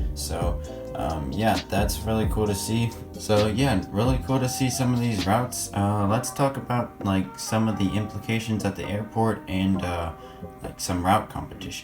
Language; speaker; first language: English; native; English